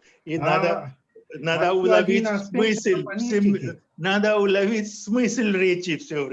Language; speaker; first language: Russian; non-native, fluent; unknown